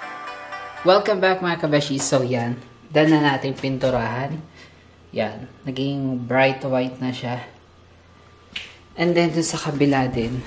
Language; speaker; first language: Filipino; native; Filipino